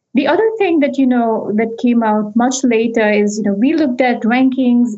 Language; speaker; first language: English; non-native, local second language; Hindi